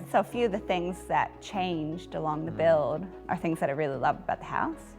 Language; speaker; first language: English; native; English